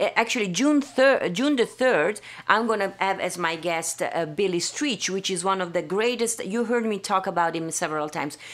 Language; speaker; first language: English; non-native, fluent; Italian